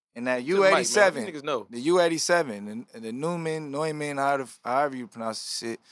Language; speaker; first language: English; native; English